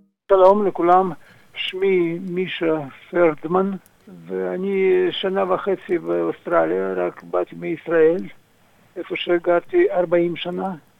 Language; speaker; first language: Hebrew; non-native, fluent; Russian